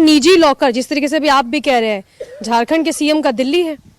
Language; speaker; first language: Hindi; native; Hindi